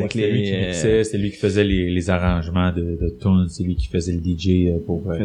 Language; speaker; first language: French; native; French